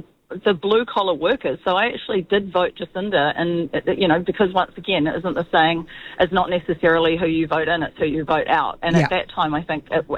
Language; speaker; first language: English; native; English